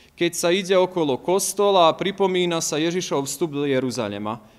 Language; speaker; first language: Slovak; native; Slovak